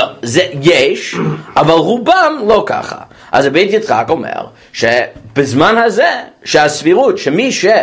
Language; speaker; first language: Hebrew; non-native, fluent; English